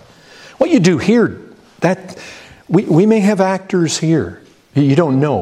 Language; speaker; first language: English; native; English